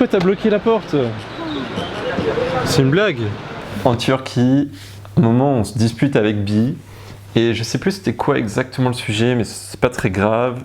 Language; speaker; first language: French; native; French